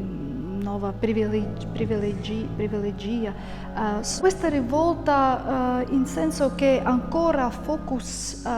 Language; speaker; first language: Italian; non-native, learner; Latvian